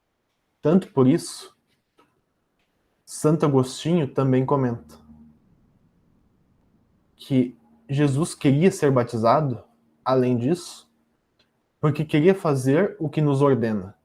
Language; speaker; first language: Portuguese; native; Portuguese